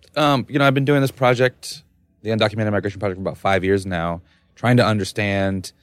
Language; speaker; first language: English; native; English